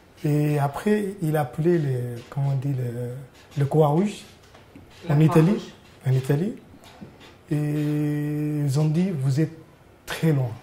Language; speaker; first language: French; non-native, learner; Arabic